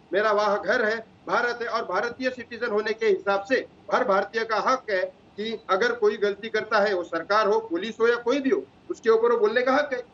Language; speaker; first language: Hindi; non-native, local second language; Marathi